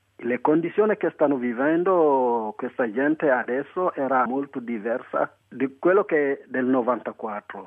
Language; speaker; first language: Italian; non-native, fluent; Wolof